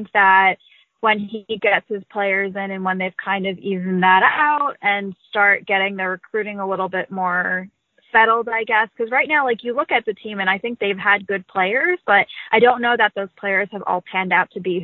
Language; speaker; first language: English; native; English